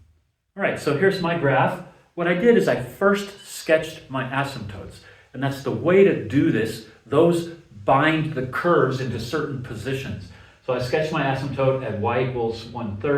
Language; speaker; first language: English; native; English